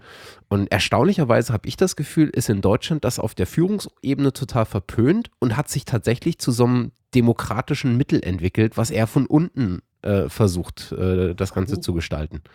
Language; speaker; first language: German; native; German